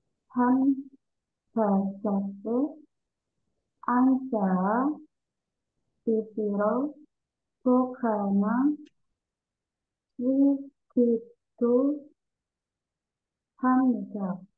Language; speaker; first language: Korean; non-native, learner; Indonesian